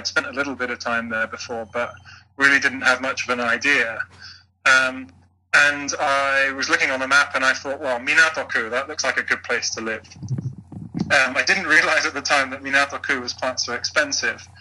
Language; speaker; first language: English; native; English